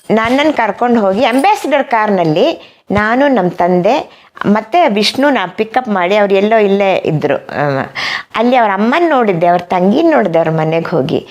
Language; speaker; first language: Kannada; non-native, fluent; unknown